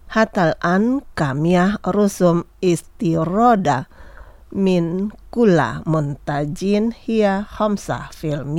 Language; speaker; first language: Arabic; non-native, fluent; Indonesian